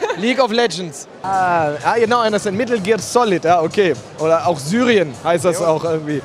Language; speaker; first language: German; native; German